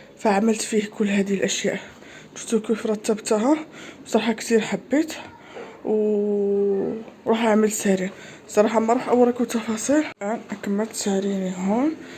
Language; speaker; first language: Arabic; native; Arabic